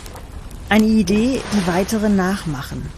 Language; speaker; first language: German; native; German